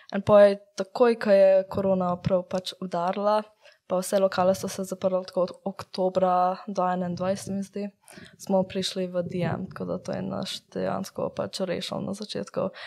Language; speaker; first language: Slovenian; early bilingual, heritage; English